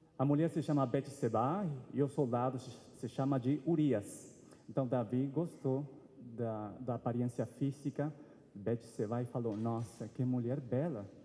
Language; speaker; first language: Portuguese; non-native, fluent; Spanish